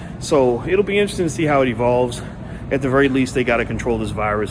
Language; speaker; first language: English; native; English